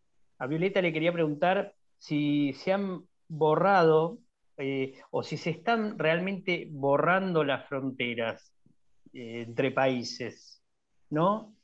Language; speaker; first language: Spanish; native; Spanish